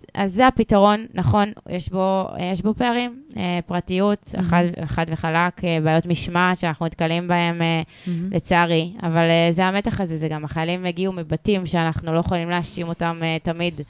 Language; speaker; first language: Hebrew; native; Hebrew